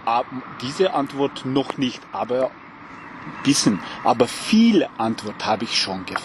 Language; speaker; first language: German; non-native, learner; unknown